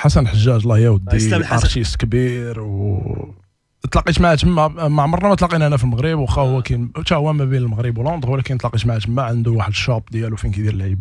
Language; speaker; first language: Arabic; native; Arabic